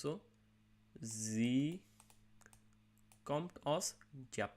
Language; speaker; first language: German; non-native, learner; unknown